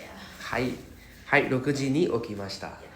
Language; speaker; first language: Japanese; non-native, fluent; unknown